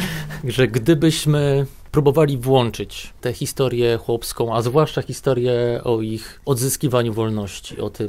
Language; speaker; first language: Polish; native; Polish